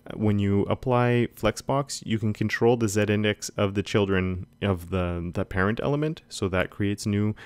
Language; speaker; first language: English; native; English